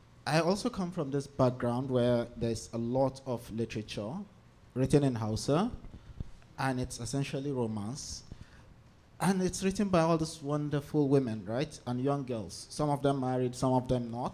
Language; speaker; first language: English; non-native, local second language; Hausa